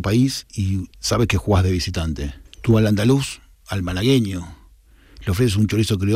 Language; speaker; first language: Spanish; native; Spanish